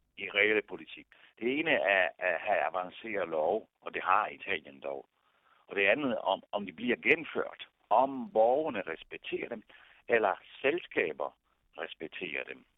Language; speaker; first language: Danish; non-native, fluent; Italian